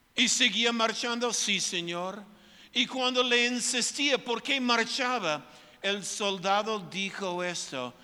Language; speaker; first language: Spanish; non-native, fluent; English